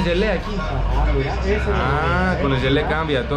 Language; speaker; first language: Spanish; non-native, learner; Greek